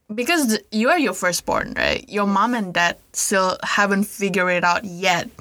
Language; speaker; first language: English; non-native, fluent; Indonesian